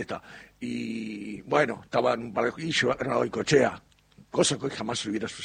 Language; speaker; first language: Spanish; native; Spanish